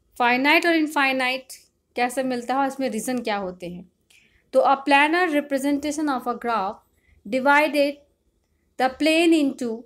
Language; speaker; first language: Hindi; native; Hindi